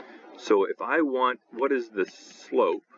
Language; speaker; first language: English; native; English